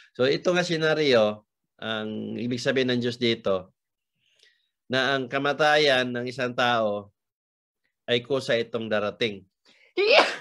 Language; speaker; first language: Filipino; native; Filipino